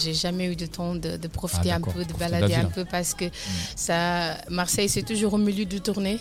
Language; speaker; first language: French; non-native, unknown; Kabuverdianu